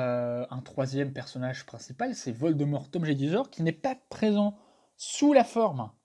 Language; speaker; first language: French; native; French